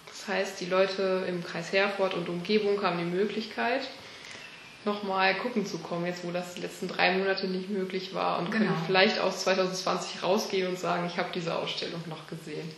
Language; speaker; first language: German; native; German